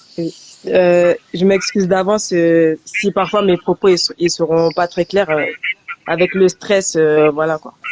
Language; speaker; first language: French; early bilingual, other home language; Soninke